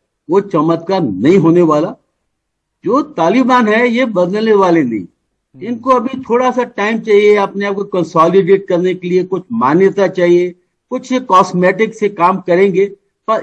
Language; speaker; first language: Hindi; native; Hindi